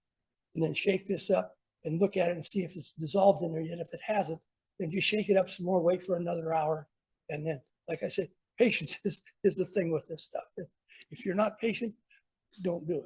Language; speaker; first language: English; native; English